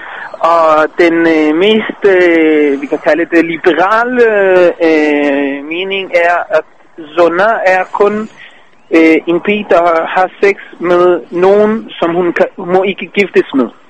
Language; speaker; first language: Danish; non-native, fluent; Hebrew